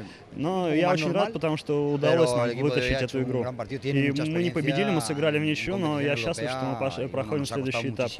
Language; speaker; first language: Russian; native; Russian